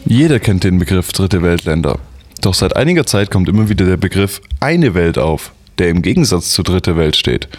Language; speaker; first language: German; native; German